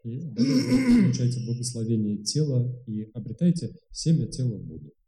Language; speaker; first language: Russian; native; Russian